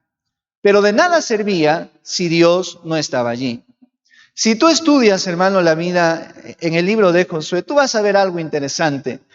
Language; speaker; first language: Spanish; native; Spanish